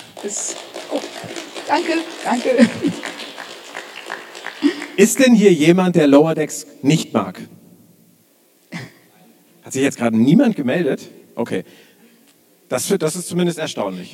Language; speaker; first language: German; native; German